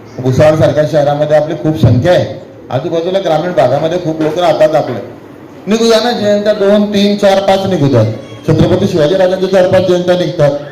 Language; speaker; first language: Marathi; non-native, local second language; Haryanvi